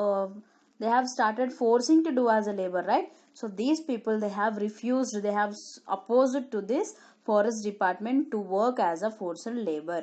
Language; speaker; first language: English; non-native, local second language; Telugu